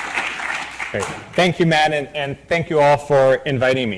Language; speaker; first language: English; native; English